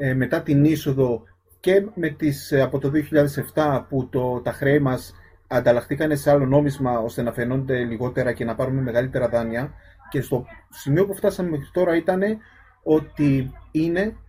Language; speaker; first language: Greek; native; Greek